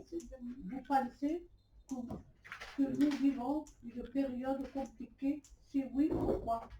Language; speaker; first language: French; non-native, learner; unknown